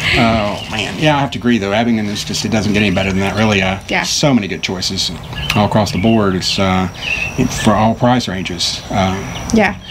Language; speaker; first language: English; native; English